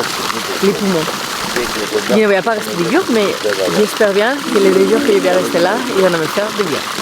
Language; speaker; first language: French; non-native, fluent; Spanish